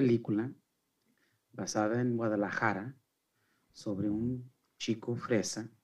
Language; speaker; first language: Spanish; early bilingual, heritage; Spanish